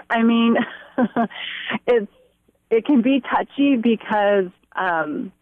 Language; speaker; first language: English; native; English